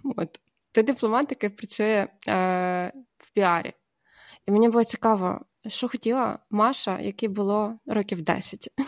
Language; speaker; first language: Ukrainian; native; Ukrainian